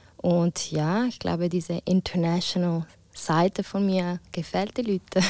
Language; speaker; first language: German; non-native, local second language; Italian